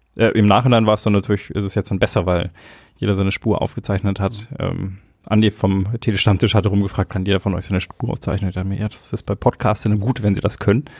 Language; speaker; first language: German; native; German